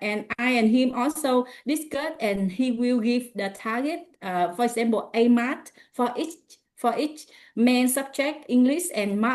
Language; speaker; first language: English; non-native, learner; Vietnamese